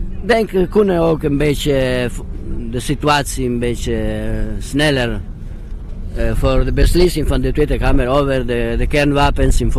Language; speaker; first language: Dutch; non-native, learner; Italian